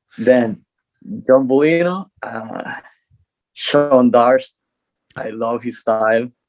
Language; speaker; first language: English; non-native, learner; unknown